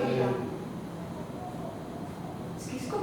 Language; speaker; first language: Spanish; non-native, fluent; Arabic